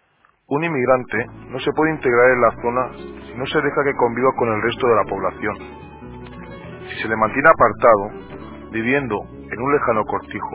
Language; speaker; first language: Spanish; native; Spanish